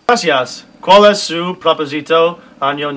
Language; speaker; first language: Spanish; non-native, learner; English